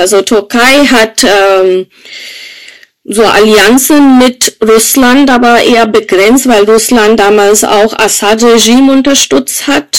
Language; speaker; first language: German; non-native, fluent; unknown